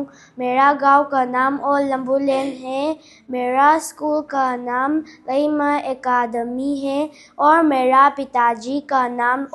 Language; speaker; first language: Hindi; non-native, local second language; Manipuri